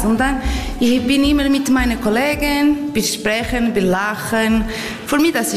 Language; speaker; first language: German; non-native, learner; Portuguese